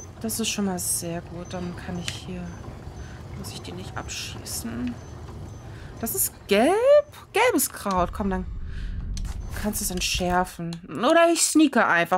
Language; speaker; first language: German; native; German